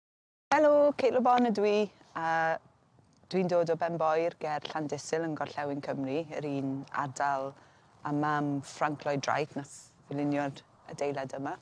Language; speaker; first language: Welsh; native; Welsh